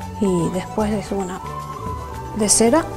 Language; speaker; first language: Spanish; non-native, learner; Finnish